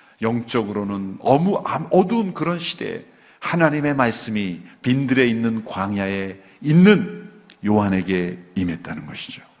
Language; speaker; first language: Korean; native; Korean